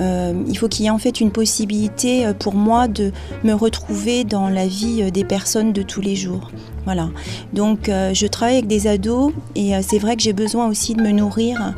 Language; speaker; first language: French; native; French